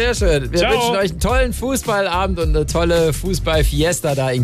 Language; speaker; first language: German; native; German